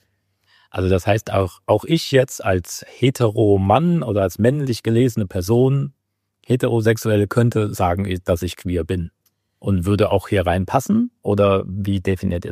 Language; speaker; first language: German; native; German